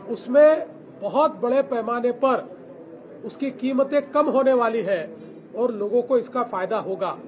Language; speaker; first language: Hindi; non-native, local second language; Marathi